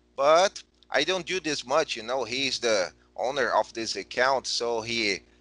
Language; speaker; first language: English; non-native, fluent; Portuguese